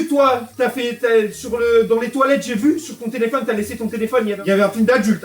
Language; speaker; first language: French; native; French